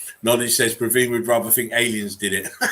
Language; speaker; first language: English; native; English